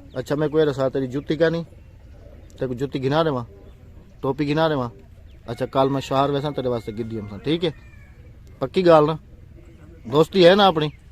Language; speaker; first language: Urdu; non-native, local second language; Punjabi